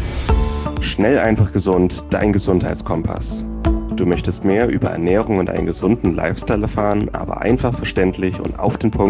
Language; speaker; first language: German; native; German